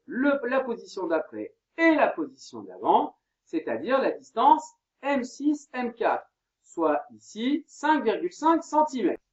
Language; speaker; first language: French; native; French